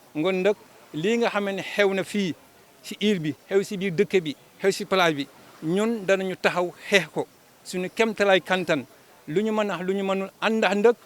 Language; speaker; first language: Wolof; native; Wolof